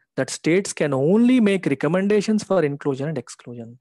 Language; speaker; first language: English; non-native, local second language; Telugu